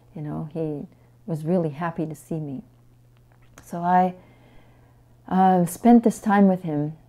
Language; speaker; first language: English; non-native, fluent; French